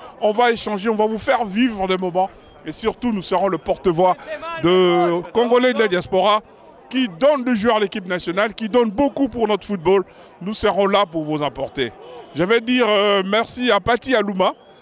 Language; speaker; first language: French; non-native, local second language; Lingala